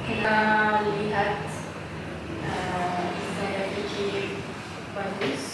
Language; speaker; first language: Indonesian; non-native, learner; French